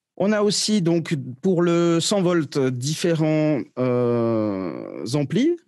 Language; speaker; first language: French; native; French